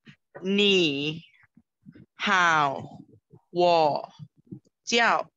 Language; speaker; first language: Chinese; non-native, learner; Thai